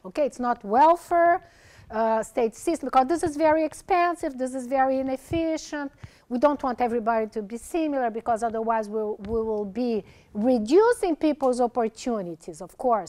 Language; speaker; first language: English; non-native, fluent; Portuguese